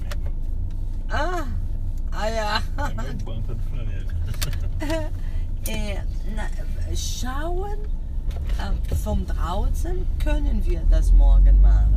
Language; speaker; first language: German; non-native, fluent; Portuguese